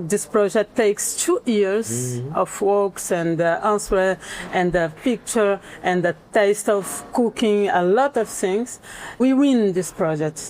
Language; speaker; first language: English; non-native, learner; Portuguese